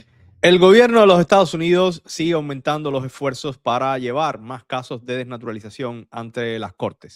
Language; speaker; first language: Spanish; native; Spanish